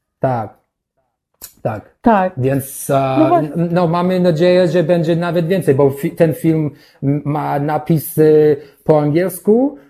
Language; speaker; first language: Polish; non-native, learner; English